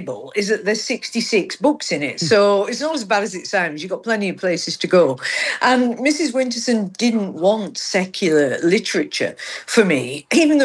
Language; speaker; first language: English; native; English